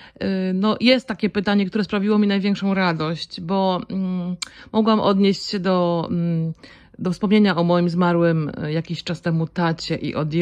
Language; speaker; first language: Polish; native; Polish